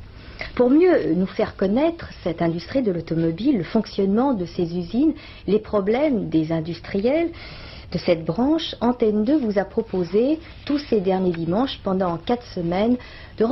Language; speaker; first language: French; native; French